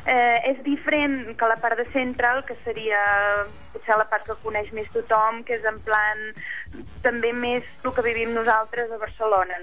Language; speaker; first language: Catalan; native; Catalan